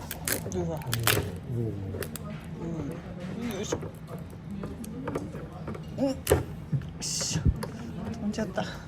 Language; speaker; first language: Japanese; native; Japanese